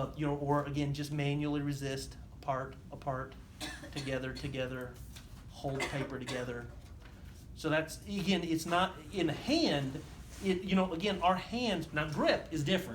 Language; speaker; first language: English; native; English